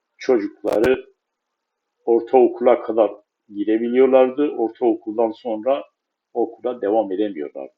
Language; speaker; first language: Turkish; non-native, local second language; Kurdish